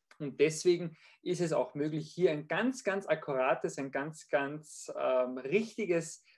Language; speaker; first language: German; native; German